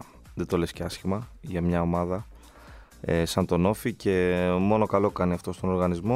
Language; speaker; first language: Greek; native; Greek